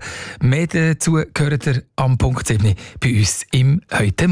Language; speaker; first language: German; native; German